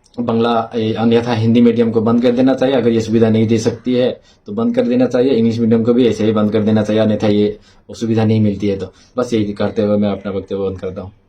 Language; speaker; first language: Hindi; non-native, local second language; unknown